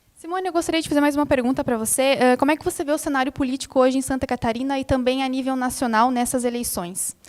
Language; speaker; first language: Portuguese; native; Portuguese